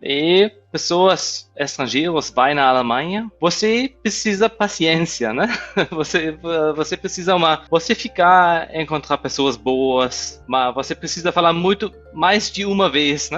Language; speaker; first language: Portuguese; non-native, fluent; German